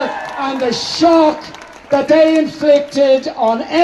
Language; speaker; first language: English; native; English